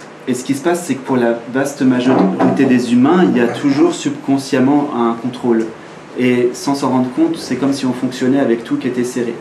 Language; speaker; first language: French; native; French